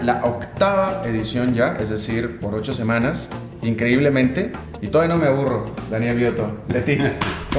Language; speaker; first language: Spanish; native; Spanish